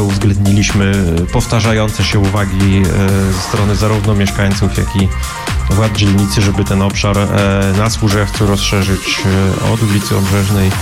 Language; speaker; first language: Polish; native; Polish